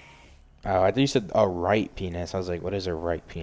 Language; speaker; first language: English; native; English